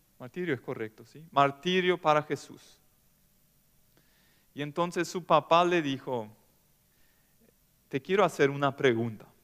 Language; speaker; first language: Spanish; non-native, local second language; German